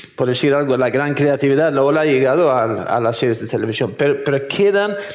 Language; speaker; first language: Spanish; non-native, fluent; Swedish